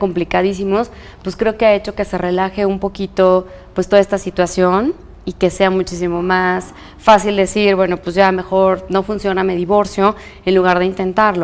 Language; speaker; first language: Spanish; native; Spanish